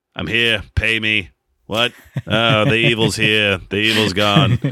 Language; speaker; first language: English; native; English